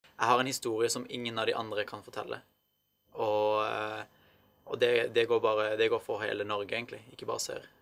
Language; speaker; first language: Norwegian; early bilingual, other home language; Arabic